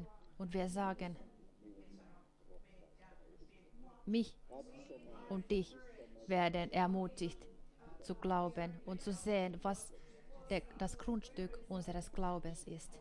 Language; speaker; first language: German; non-native, fluent; Finnish